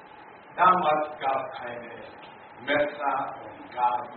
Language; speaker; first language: German; non-native, learner; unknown